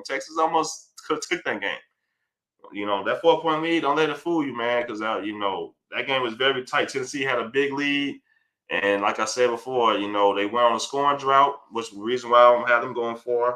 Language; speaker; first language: English; native; English